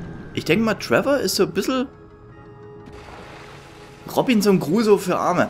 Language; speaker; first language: German; native; German